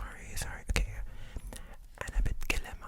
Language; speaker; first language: Arabic; non-native, learner; English